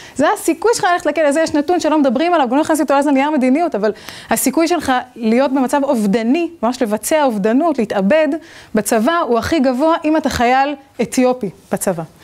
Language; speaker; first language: Hebrew; native; Hebrew